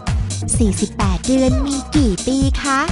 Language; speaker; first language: Thai; native; Thai